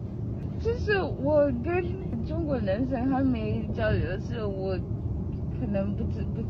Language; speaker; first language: Chinese; non-native, learner; English